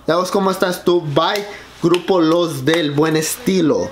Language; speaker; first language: Spanish; early bilingual, heritage; Spanish